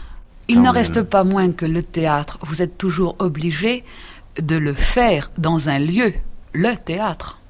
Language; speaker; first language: French; native; French